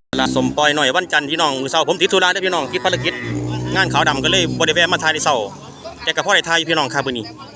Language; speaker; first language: Thai; native; Thai